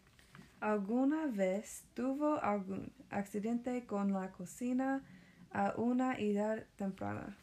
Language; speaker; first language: Spanish; early bilingual, other home language; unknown